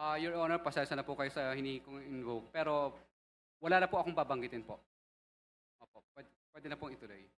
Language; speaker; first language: Filipino; non-native, local second language; Cebuano